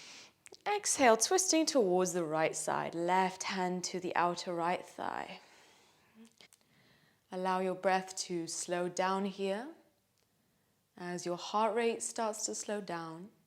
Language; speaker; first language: English; native; English